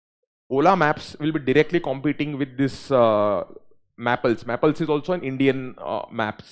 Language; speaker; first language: English; non-native, local second language; Hindi